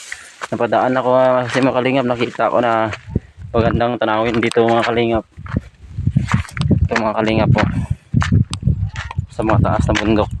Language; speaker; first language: Filipino; non-native, local second language; Kinaray-a